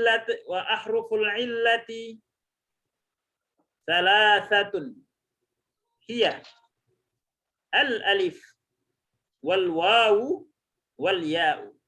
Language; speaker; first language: Arabic; non-native, fluent; Indonesian